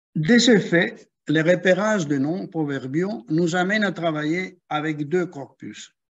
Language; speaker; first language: French; non-native, fluent; Spanish